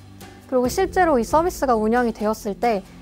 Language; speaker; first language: Korean; native; Korean